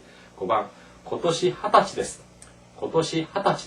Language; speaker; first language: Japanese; non-native, fluent; Korean